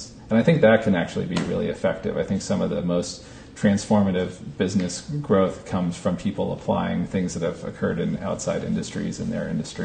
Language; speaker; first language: English; native; English